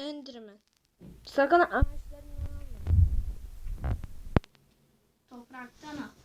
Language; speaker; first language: Turkish; native; Turkish